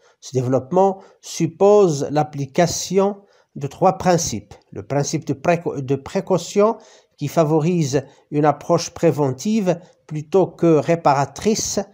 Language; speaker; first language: French; non-native, local second language; Arabic